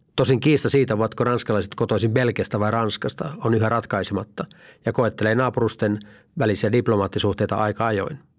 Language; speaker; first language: Finnish; native; Finnish